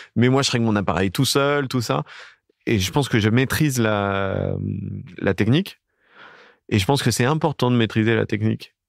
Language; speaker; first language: French; native; French